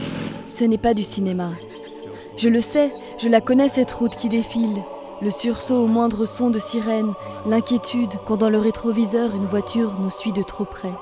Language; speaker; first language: French; native; French